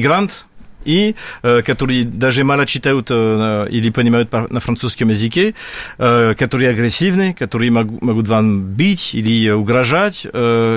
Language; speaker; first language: Russian; non-native, fluent; French